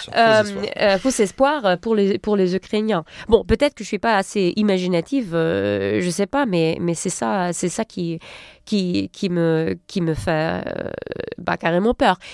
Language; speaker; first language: French; non-native, fluent; German